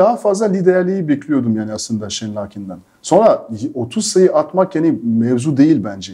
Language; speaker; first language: Turkish; non-native, fluent; French